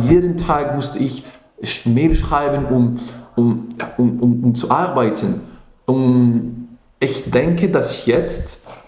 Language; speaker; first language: German; non-native, local second language; Dutch